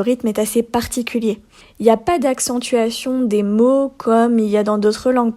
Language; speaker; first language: French; native; French